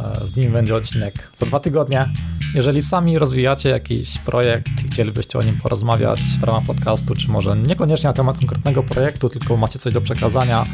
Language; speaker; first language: Polish; native; Polish